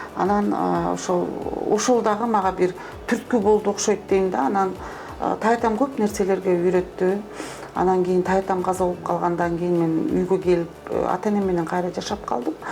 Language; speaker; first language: Kyrgyz; non-native, local second language; Russian